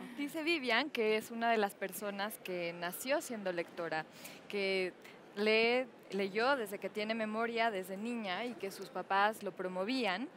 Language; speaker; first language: Spanish; native; Spanish